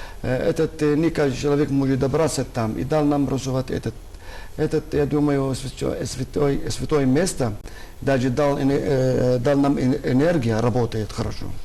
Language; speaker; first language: Russian; non-native, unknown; Arabic